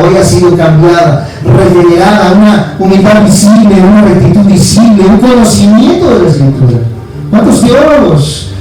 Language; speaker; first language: Spanish; native; Spanish